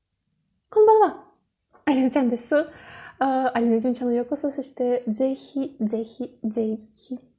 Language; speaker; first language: Japanese; non-native, learner; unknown